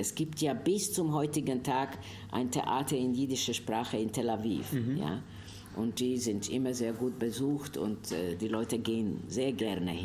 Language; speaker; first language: German; non-native, fluent; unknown